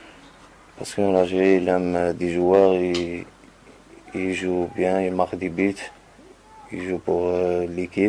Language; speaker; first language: French; non-native, learner; Arabic